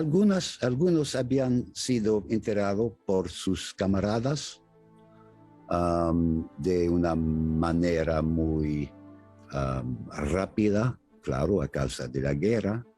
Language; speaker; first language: Spanish; non-native, fluent; English